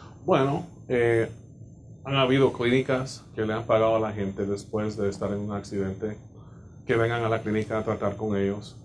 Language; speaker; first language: Spanish; native; Spanish